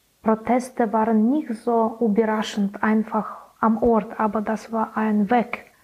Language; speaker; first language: German; non-native, learner; Belarusian